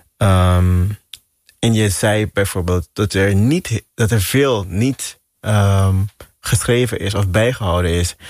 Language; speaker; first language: Dutch; non-native, local second language; Papiamento